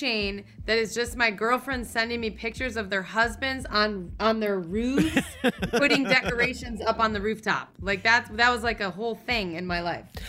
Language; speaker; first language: English; native; English